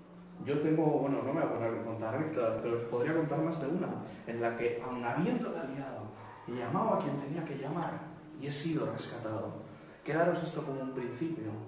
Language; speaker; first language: Spanish; native; Spanish